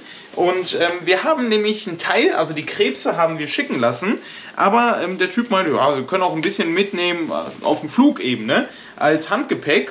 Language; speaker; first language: German; native; German